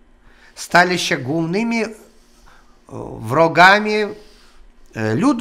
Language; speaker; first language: Polish; non-native, learner; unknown